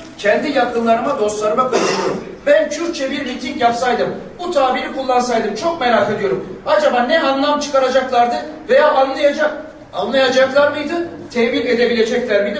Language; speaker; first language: Turkish; non-native, local second language; Kurdish